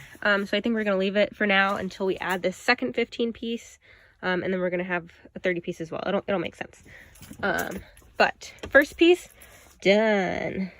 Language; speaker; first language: English; native; English